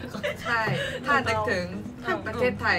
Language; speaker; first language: Thai; non-native, learner; Korean